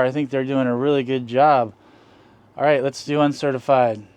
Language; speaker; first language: English; native; English